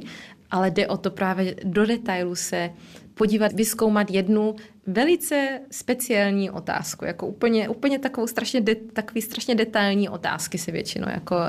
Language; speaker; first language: Czech; early bilingual, heritage; Czech